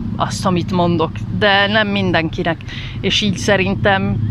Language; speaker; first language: Hungarian; early bilingual, heritage; Hungarian